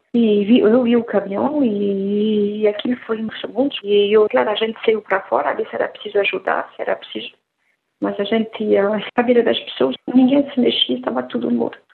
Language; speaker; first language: Portuguese; early bilingual, heritage; Portuguese